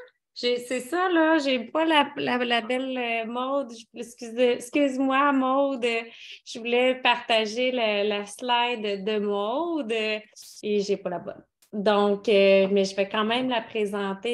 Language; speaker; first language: French; native; French